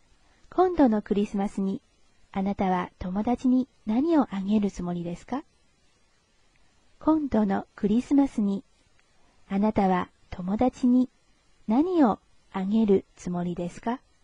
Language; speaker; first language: Japanese; non-native, fluent; Chinese